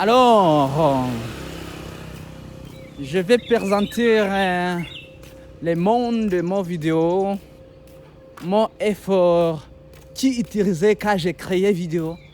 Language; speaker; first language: French; non-native, learner; Kinyarwanda